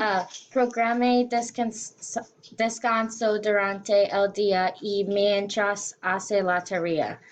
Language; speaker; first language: Spanish; non-native, learner; English